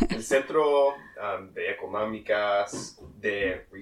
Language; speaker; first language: Spanish; non-native, learner; English